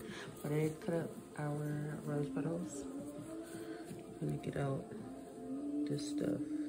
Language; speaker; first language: English; native; English